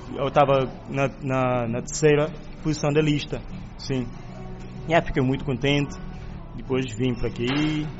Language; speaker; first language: Portuguese; non-native, local second language; Kabuverdianu